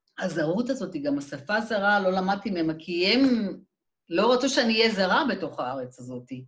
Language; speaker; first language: Hebrew; native; Hebrew